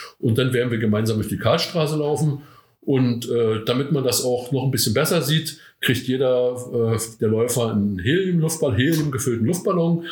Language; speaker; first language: German; native; German